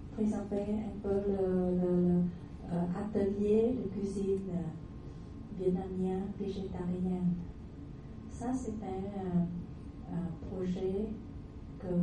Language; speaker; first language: French; non-native, learner; Vietnamese